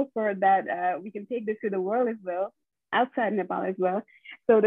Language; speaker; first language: English; non-native, local second language; Nepali